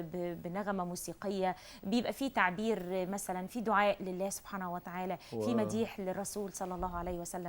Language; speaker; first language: Arabic; native; Arabic